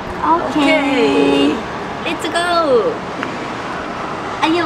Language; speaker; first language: English; non-native, learner; Japanese